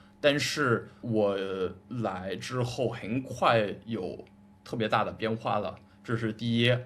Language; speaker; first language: Chinese; non-native, fluent; English